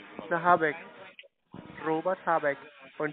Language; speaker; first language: German; native; German